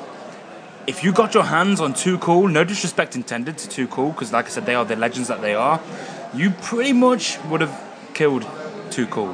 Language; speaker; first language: English; native; English